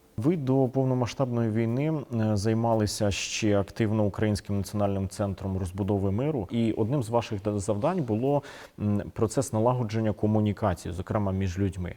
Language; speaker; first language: Ukrainian; native; Ukrainian